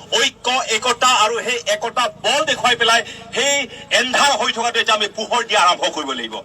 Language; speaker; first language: Assamese; non-native, local second language; Karbi